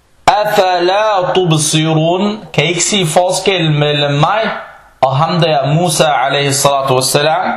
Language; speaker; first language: Danish; non-native, fluent; Arabic